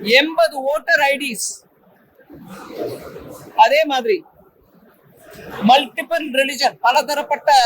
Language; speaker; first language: Tamil; native; Tamil